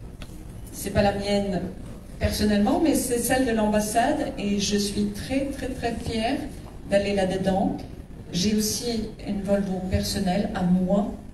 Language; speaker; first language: French; non-native, fluent; Swedish